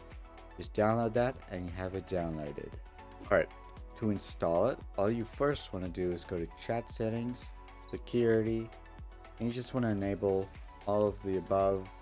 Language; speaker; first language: English; native; English